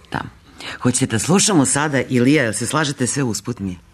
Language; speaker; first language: Serbian; native; Serbian